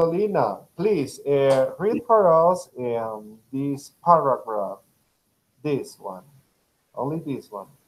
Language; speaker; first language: English; non-native, fluent; Spanish